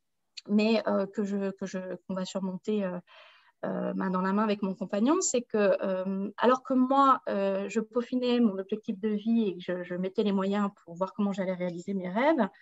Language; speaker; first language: French; native; French